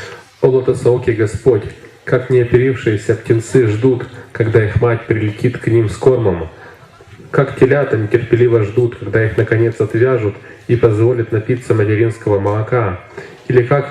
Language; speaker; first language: Russian; native; Russian